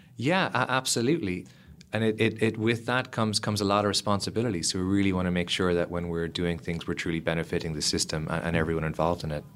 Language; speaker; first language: English; native; English